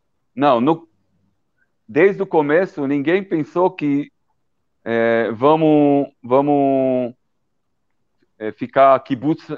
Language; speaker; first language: Portuguese; early bilingual, heritage; Portuguese